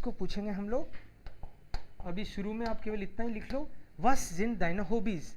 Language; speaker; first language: Hindi; native; Hindi